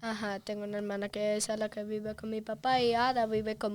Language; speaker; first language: Spanish; early bilingual, other home language; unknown